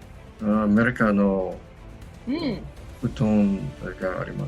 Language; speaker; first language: Japanese; non-native, learner; English